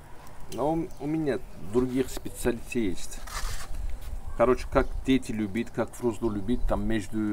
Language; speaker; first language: Russian; non-native, learner; Turkish